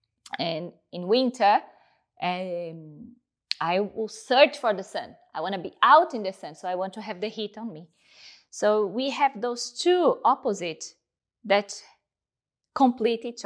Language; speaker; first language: English; non-native, fluent; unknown